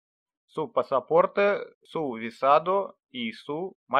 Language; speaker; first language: Spanish; non-native, learner; Russian